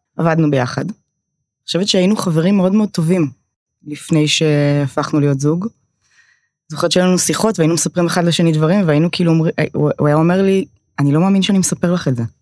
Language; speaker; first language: Hebrew; native; Hebrew